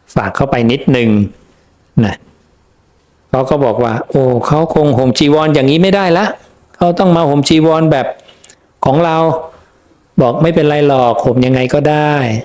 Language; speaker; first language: Thai; native; Thai